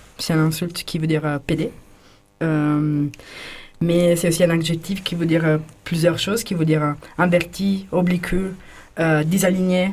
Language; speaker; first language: French; non-native, fluent; Italian